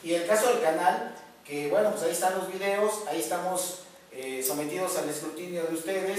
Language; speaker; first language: Spanish; native; Spanish